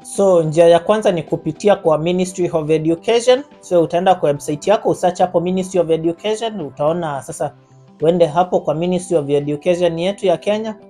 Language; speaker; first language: Swahili; native; Swahili